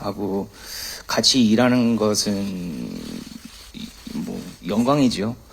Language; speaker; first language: Korean; early bilingual, heritage; English